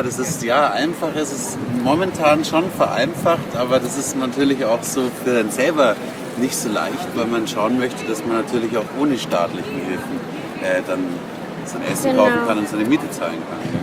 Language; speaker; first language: German; native; German